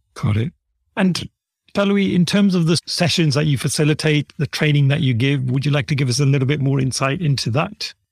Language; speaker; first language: English; native; English